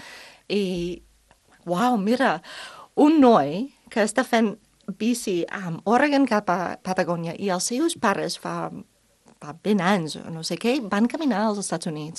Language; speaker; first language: Catalan; non-native, fluent; English